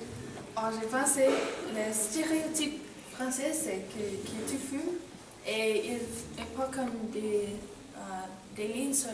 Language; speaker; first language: French; non-native, learner; English